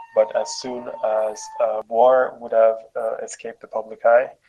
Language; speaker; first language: English; non-native, fluent; French